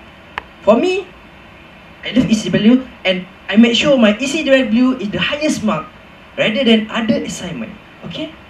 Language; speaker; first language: English; non-native, local second language; Malay